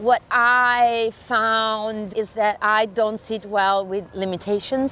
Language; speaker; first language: English; non-native, fluent; Italian